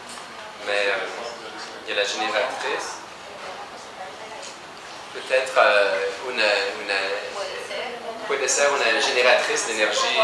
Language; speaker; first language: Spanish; non-native, learner; French